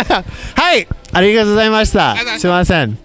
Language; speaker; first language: Japanese; non-native, learner; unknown